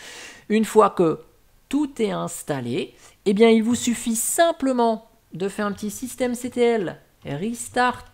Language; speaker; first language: French; native; French